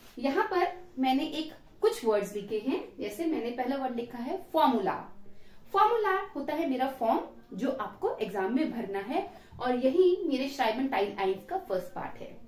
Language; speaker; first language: Hindi; native; Hindi